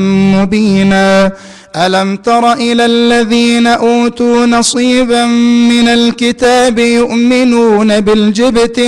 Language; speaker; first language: Arabic; native; Arabic